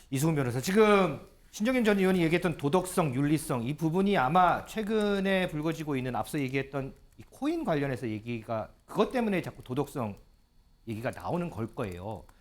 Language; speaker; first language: Korean; native; Korean